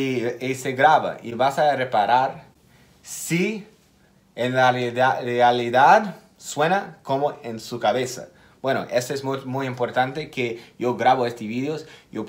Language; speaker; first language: Spanish; non-native, fluent; English